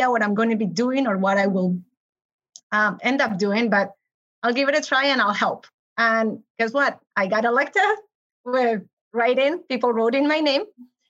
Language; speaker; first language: English; non-native, fluent; Spanish